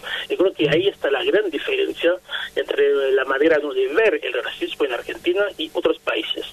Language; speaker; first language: Spanish; non-native, fluent; Haitian Creole